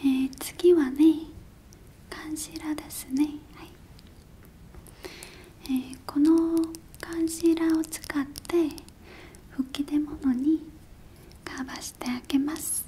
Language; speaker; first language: Japanese; non-native, fluent; Korean